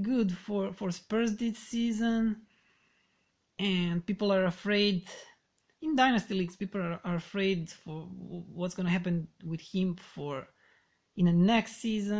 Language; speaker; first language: English; non-native, fluent; Serbian